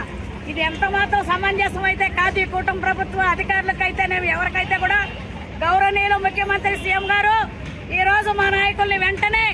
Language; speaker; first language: Telugu; native; Telugu